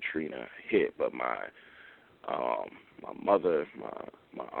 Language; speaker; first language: English; native; English